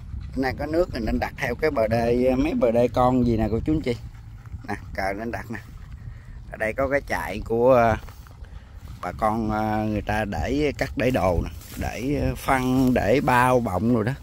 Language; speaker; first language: Vietnamese; native; Vietnamese